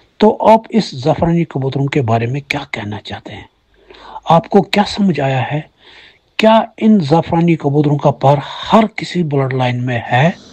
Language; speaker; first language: Hindi; non-native, local second language; Kashmiri